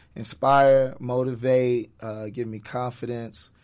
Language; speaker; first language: English; native; English